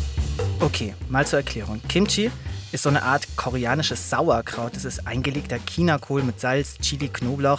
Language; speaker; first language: German; native; German